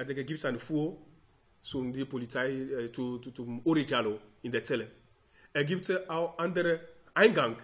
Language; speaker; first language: German; non-native, learner; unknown